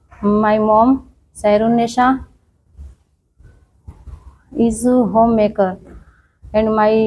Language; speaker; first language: English; non-native, learner; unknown